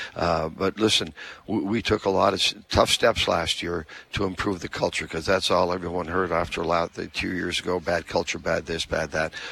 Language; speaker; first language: English; native; English